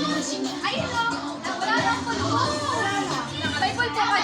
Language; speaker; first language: Filipino; non-native, local second language; Cebuano